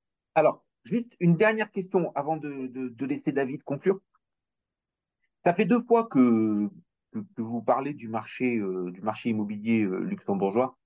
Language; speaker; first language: French; native; French